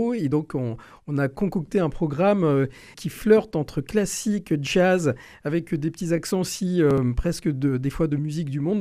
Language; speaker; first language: French; native; French